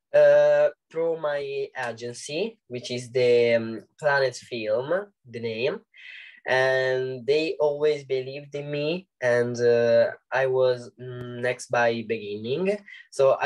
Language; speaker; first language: English; non-native, learner; Italian